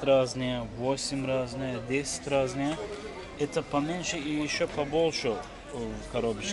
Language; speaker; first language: Russian; non-native, learner; Turkish